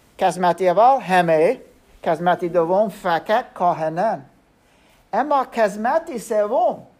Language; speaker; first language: Persian; non-native, learner; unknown